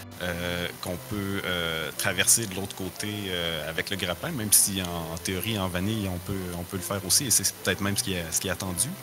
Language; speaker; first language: French; native; French